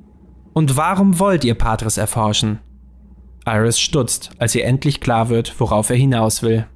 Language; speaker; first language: German; native; German